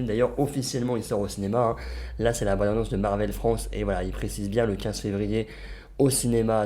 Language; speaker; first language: French; native; French